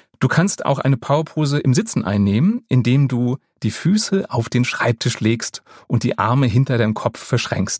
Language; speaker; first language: German; native; German